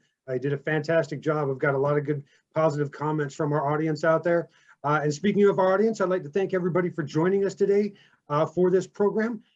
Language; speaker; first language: English; native; English